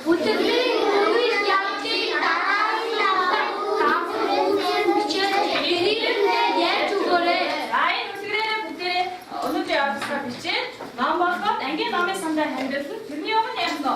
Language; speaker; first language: Mongolian; native; Mongolian